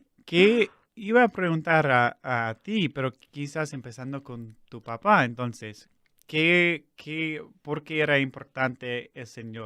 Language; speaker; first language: Spanish; non-native, fluent; English